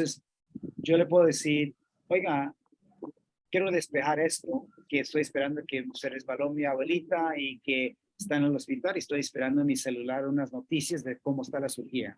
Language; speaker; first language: Spanish; non-native, fluent; English